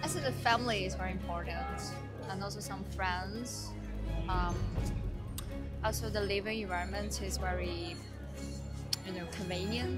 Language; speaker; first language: English; non-native, fluent; Chinese